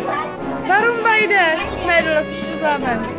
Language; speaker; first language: German; non-native, learner; Czech